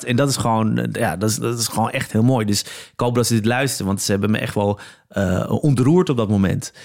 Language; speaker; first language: Dutch; early bilingual, other home language; Polish